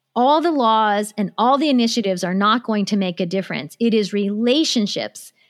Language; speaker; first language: English; native; English